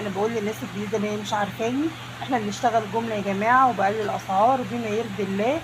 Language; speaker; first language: Arabic; native; Arabic